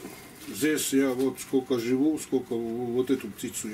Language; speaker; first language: Russian; non-native, local second language; Georgian